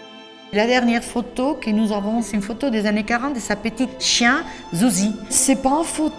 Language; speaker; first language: French; non-native, fluent; Spanish